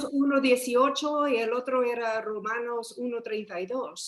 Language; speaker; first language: Spanish; early bilingual, heritage; English